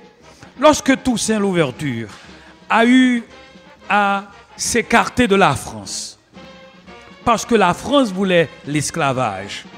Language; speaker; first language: French; non-native, local second language; Haitian Creole